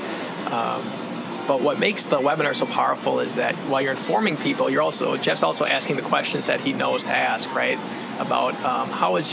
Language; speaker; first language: English; native; English